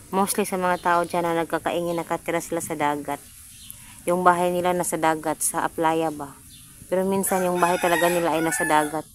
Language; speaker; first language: Filipino; non-native, local second language; Cebuano